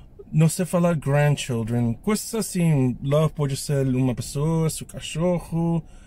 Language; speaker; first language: Portuguese; non-native, learner; English